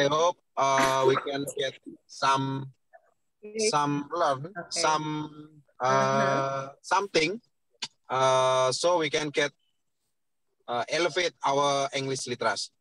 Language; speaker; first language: English; non-native, learner; Indonesian